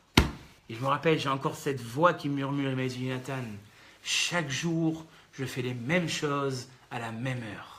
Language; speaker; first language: French; native; French